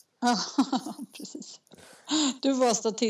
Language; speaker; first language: Swedish; native; Swedish